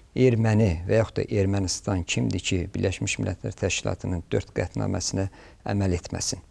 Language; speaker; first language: Azerbaijani; native; Azerbaijani